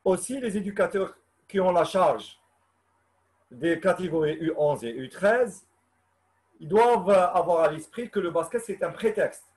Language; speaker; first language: French; non-native, local second language; Arabic